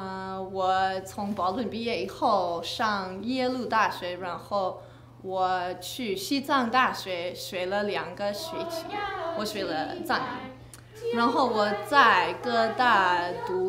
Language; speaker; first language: Chinese; non-native, fluent; English